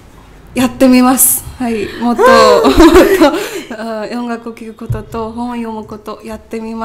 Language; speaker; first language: Japanese; non-native, learner; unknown